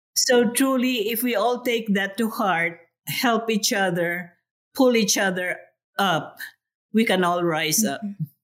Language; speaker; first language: English; non-native, local second language; Hiligaynon